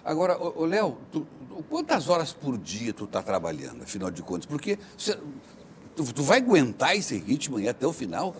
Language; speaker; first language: Portuguese; native; Portuguese